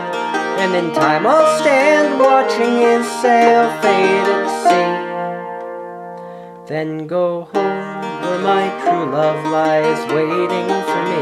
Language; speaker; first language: English; native; English